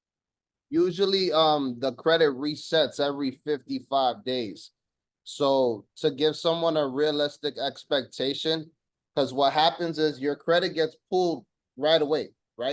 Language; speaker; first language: English; native; English